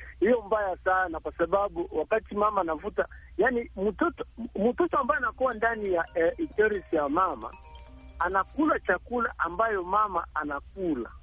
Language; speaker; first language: Swahili; native; Swahili